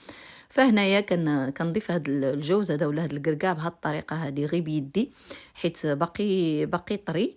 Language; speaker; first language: Arabic; native; Arabic